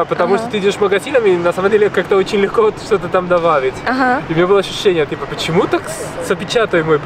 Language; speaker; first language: Russian; non-native, fluent; Spanish